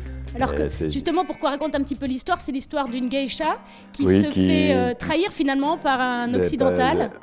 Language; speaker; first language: French; native; French